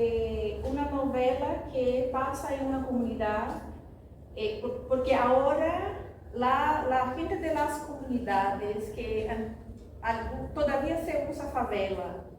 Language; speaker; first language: Spanish; non-native, fluent; Portuguese